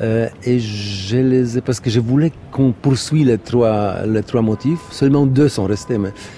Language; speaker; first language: French; non-native, fluent; Polish